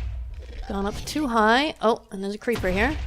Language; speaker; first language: English; native; English